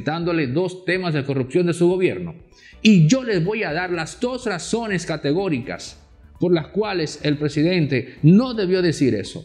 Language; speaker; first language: Spanish; native; Spanish